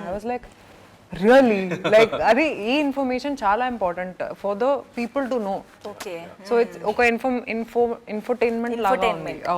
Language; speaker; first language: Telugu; non-native, local second language; Hindi